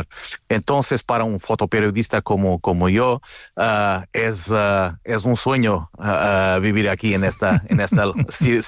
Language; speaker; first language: Spanish; non-native, fluent; Portuguese